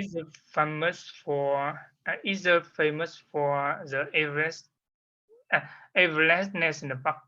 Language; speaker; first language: English; non-native, learner; Vietnamese